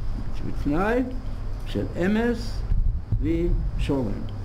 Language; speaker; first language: Hebrew; non-native, fluent; English